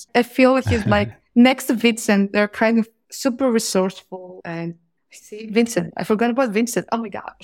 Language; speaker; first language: English; non-native, fluent; Greek